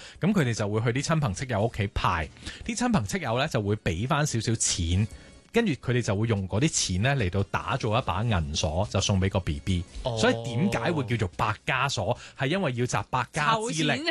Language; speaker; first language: Cantonese; native; Cantonese